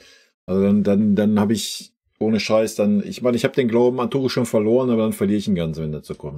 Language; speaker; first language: German; native; German